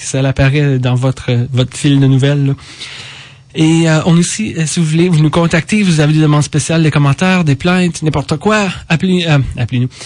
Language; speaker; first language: French; native; French